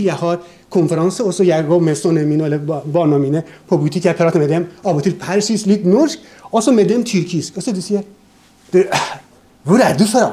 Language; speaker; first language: Norwegian; non-native, fluent; Persian